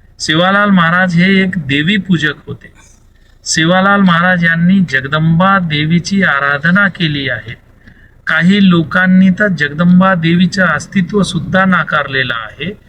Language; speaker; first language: Marathi; non-native, local second language; Lambadi